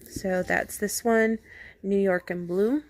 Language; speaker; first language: English; native; English